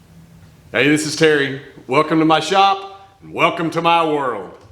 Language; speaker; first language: English; native; English